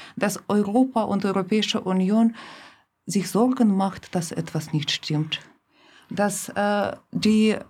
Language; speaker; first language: German; non-native, fluent; Russian